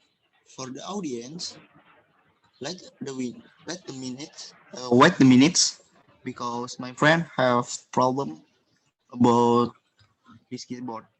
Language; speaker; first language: English; non-native, learner; Indonesian